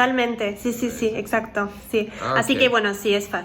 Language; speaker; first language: Spanish; non-native, fluent; French